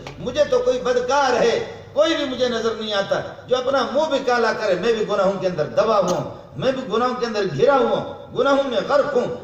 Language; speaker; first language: Urdu; non-native, local second language; Brahui